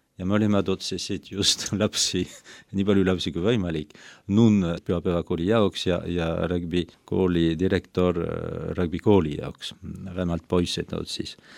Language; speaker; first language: Estonian; non-native, fluent; French